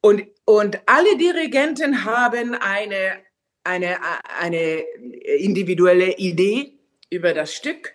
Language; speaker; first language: German; non-native, fluent; Finnish